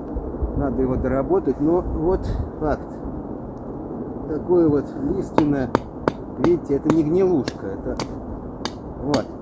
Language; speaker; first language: Russian; native; Russian